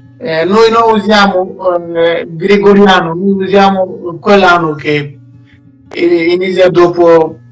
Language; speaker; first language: Italian; non-native, learner; Persian